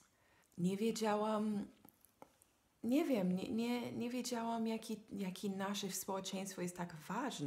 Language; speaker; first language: Polish; non-native, fluent; English